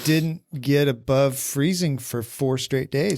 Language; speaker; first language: English; native; English